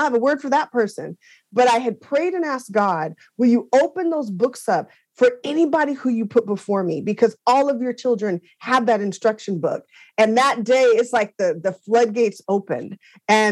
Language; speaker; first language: English; native; English